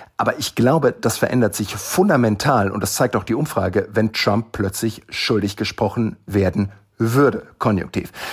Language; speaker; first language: German; native; German